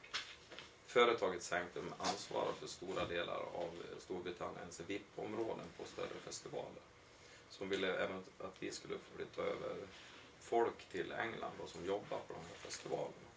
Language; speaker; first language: Swedish; native; Swedish